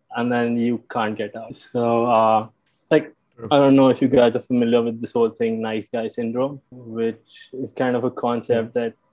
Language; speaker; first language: English; non-native, local second language; Hindi